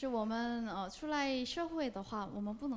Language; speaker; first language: Chinese; non-native, learner; Korean